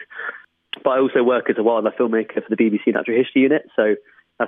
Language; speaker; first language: English; native; English